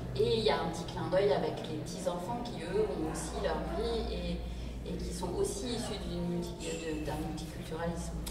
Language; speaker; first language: French; native; French